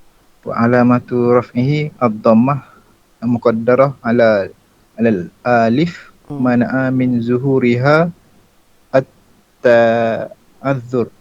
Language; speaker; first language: Arabic; non-native, learner; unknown